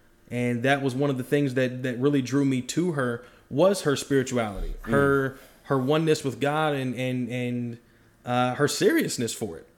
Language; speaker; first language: English; native; English